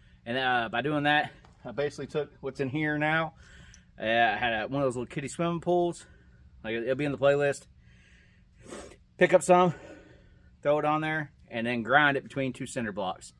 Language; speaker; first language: English; native; English